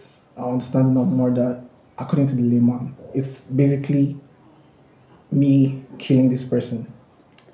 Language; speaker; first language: English; non-native, local second language; Ibibio